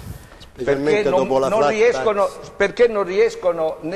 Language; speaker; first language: Italian; native; Italian